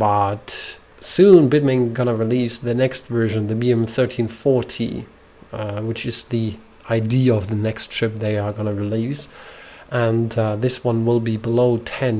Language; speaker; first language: English; non-native, fluent; German